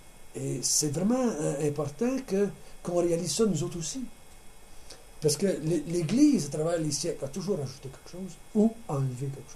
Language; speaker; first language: French; native; French